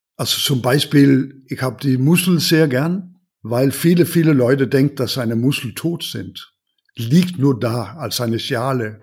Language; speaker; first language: German; non-native, learner; Danish